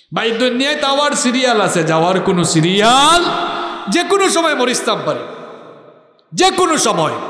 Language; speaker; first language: Bangla; non-native, local second language; Sylheti